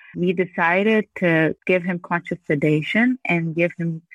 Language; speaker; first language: English; non-native, local second language; Urdu